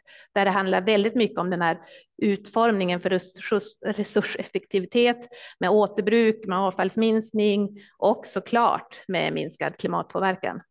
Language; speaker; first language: Swedish; native; Swedish